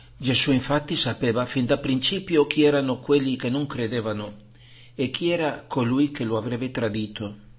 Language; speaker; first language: Italian; non-native, fluent; Spanish